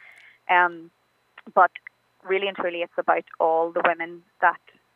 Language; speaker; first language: English; native; English